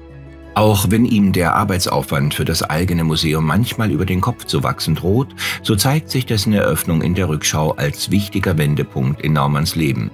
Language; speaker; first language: German; native; German